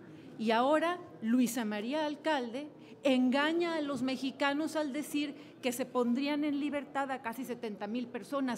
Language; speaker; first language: Spanish; native; Spanish